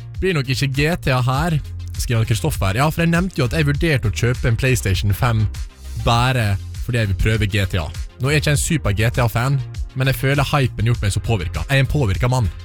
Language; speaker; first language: Norwegian; native; Norwegian